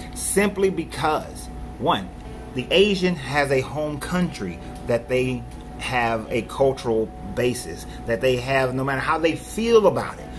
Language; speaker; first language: English; native; English